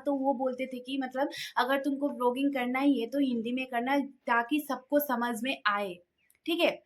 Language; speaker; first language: Hindi; non-native, local second language; Nepali